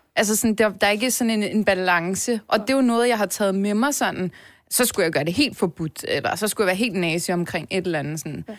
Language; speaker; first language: Danish; early bilingual, other home language; Turkish